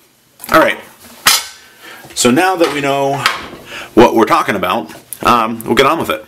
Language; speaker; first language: English; native; English